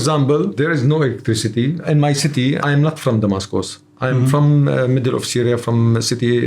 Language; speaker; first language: English; non-native, learner; Arabic